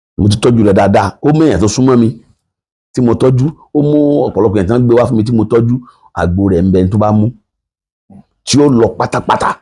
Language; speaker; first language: Yoruba; native; Yoruba